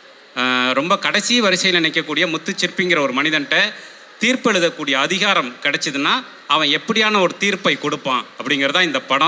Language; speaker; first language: Tamil; native; Tamil